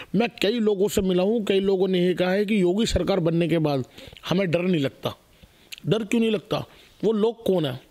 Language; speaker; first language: Hindi; native; Hindi